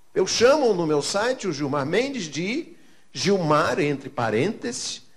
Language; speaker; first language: Portuguese; native; Portuguese